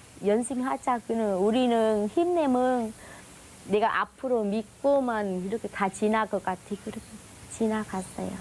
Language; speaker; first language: Korean; non-native, learner; Vietnamese